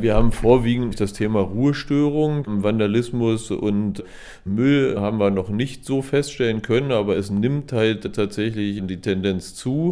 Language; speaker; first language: German; native; German